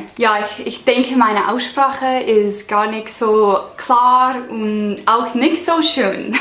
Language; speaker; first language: German; non-native, learner; English